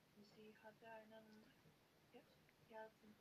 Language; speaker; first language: German; non-native, learner; Macedonian